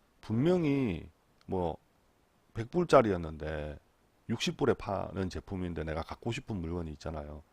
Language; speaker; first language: Korean; native; Korean